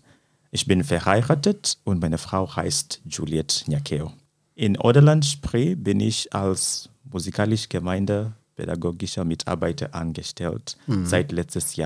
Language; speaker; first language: German; non-native, fluent; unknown